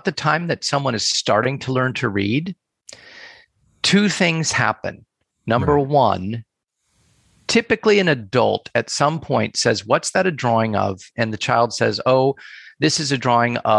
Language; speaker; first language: English; native; English